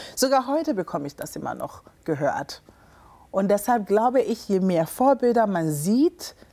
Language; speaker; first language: German; early bilingual, other home language; Akan